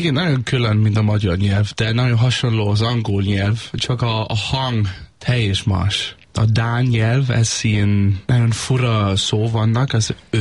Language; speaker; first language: Hungarian; non-native, learner; Danish